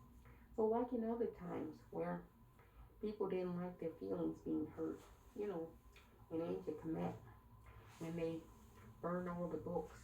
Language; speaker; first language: English; native; English